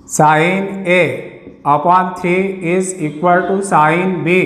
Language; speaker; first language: Hindi; non-native, local second language; Marathi